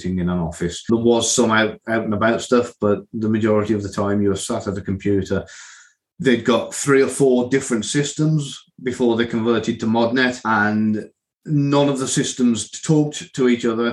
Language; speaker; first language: English; native; English